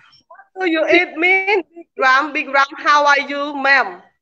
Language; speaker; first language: English; non-native, learner; Khmer